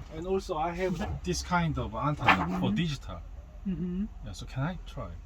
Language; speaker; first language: English; non-native, learner; Korean